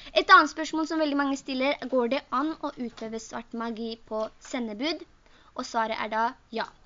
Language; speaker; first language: Norwegian; early bilingual, other home language; Urdu